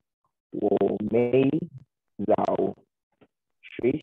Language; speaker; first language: Chinese; non-native, learner; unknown